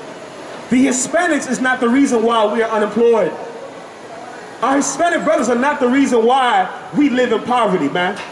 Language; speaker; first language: English; native; English